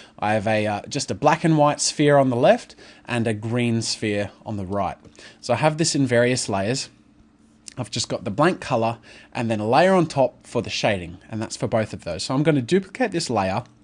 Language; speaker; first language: English; native; English